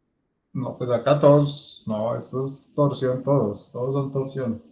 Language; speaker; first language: Spanish; native; Spanish